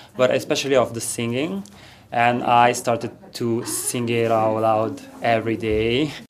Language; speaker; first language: English; non-native, fluent; Italian